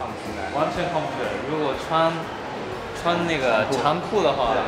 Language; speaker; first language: Chinese; non-native, fluent; Japanese